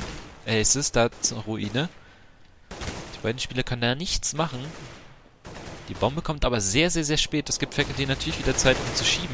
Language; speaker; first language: German; native; German